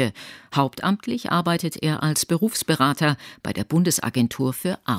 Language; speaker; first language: German; native; German